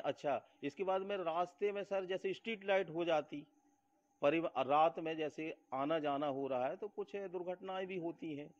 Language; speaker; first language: Hindi; native; Hindi